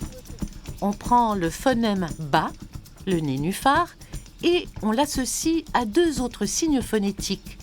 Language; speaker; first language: French; native; French